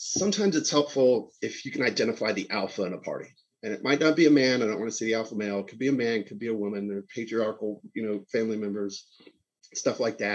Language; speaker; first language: English; native; English